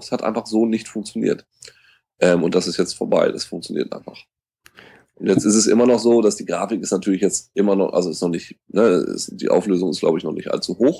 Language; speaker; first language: German; native; German